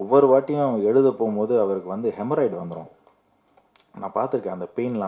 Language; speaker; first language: Tamil; native; Tamil